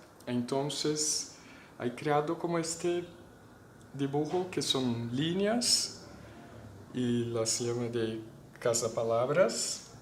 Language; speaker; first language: Spanish; non-native, fluent; Portuguese